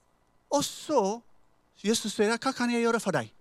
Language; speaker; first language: Norwegian; non-native, fluent; Tigrinya